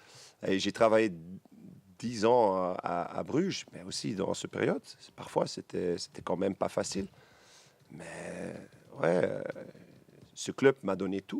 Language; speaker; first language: French; non-native, local second language; Dutch